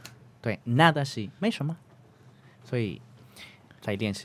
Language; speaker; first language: Chinese; non-native, fluent; Spanish